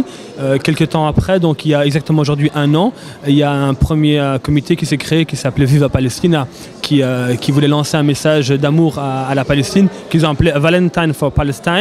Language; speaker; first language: French; native; French